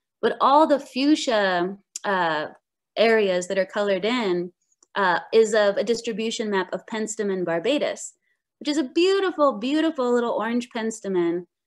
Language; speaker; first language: English; native; English